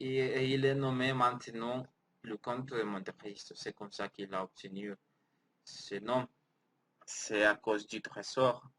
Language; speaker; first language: French; non-native, learner; Spanish